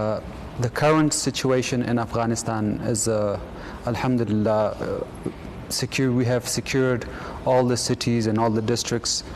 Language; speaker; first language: English; non-native, fluent; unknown